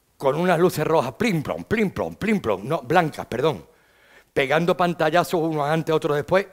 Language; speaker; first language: Spanish; native; Spanish